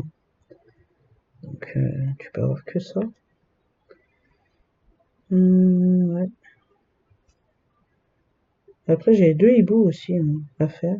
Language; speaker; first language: French; native; French